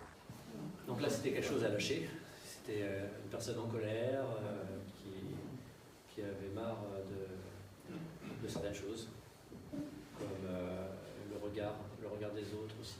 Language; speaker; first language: French; native; French